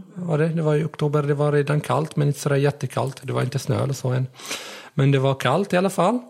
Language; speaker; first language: Swedish; early bilingual, other home language; Arabic